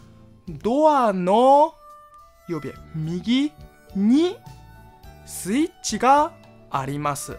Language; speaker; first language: Japanese; non-native, fluent; Chinese